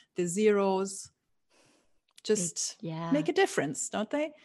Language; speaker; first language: English; non-native, fluent; German